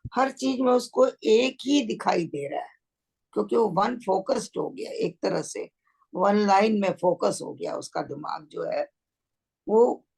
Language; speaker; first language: Hindi; native; Hindi